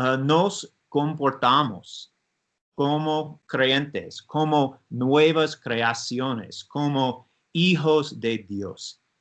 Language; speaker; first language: Spanish; non-native, learner; English